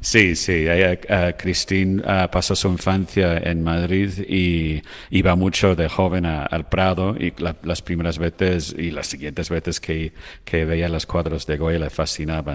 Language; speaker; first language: Spanish; non-native, fluent; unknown